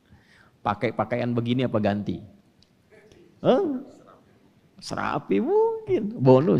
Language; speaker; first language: Indonesian; native; Indonesian